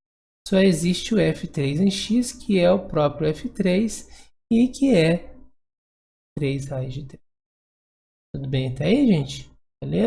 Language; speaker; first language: Portuguese; native; Portuguese